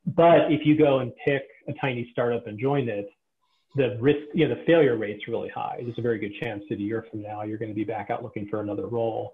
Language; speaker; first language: English; native; English